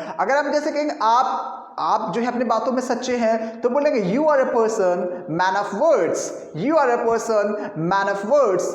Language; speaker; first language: Hindi; native; Hindi